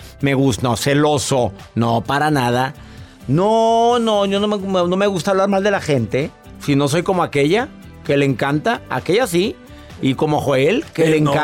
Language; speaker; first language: Spanish; native; Spanish